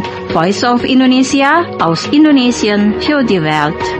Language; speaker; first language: German; non-native, fluent; Indonesian